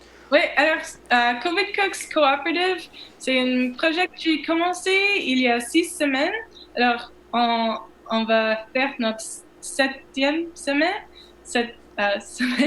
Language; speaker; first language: French; non-native, learner; English